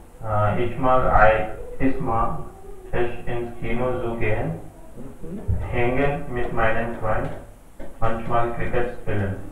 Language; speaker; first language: German; non-native, learner; Hindi